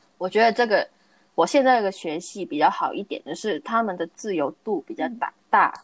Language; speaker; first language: Chinese; non-native, local second language; Cantonese